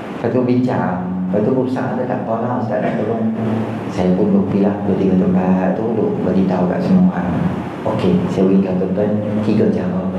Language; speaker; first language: Malay; native; Malay